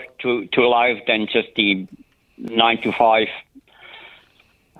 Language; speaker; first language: English; non-native, fluent; German